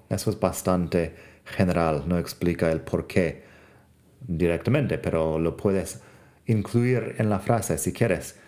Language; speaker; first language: Spanish; non-native, fluent; English